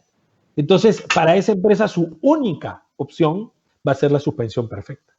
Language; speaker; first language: Spanish; native; Spanish